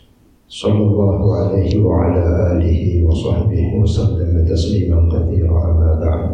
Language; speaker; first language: Arabic; non-native, fluent; Indonesian